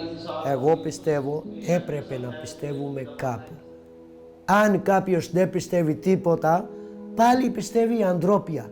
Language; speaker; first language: Greek; non-native, learner; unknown